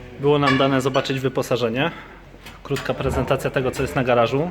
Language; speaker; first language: Polish; native; Polish